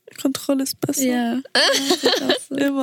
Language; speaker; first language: German; non-native, fluent; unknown